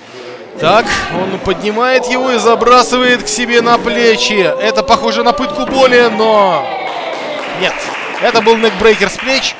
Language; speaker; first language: Russian; native; Russian